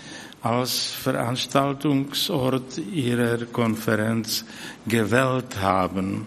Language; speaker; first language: German; non-native, fluent; Czech